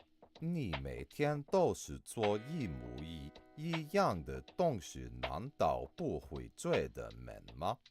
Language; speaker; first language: Chinese; non-native, learner; English